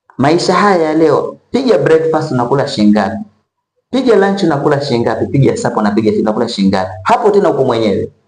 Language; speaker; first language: Swahili; native; Swahili